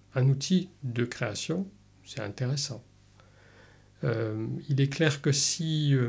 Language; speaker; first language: French; native; French